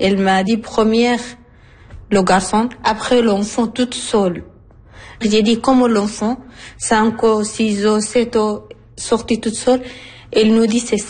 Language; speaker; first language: French; non-native, learner; Arabic